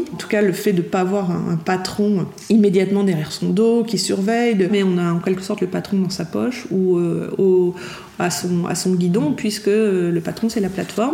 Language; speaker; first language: French; native; French